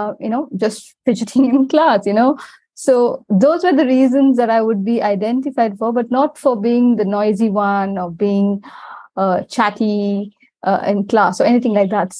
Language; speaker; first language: English; non-native, local second language; Tamil